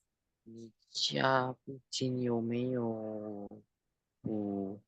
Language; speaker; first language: Chinese; non-native, learner; Indonesian